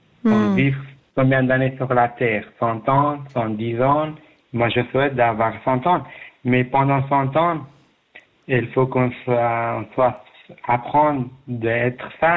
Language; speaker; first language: French; non-native, learner; Persian